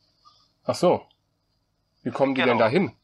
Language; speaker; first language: German; native; German